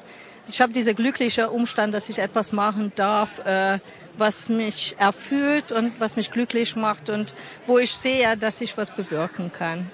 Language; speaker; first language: German; non-native, fluent; Hungarian